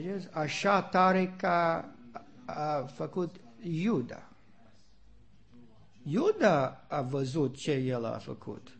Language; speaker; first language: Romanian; non-native, learner; English